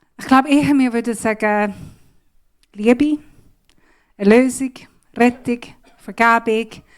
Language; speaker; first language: German; non-native, learner; Persian